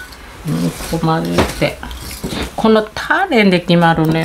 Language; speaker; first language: Japanese; native; Japanese